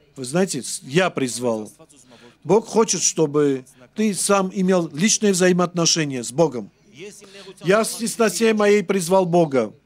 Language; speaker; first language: Russian; non-native, local second language; Armenian